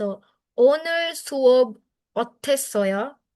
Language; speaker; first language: Korean; non-native, fluent; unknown